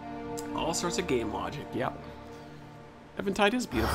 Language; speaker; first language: English; native; English